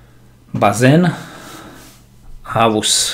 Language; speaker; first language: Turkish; non-native, learner; Slovak